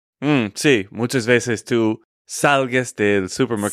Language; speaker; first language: Spanish; non-native, fluent; English